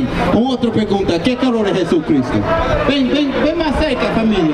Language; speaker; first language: Spanish; non-native, learner; English